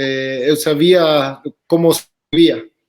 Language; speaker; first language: Portuguese; non-native, fluent; Spanish